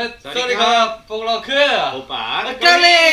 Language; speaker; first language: Thai; non-native, learner; Korean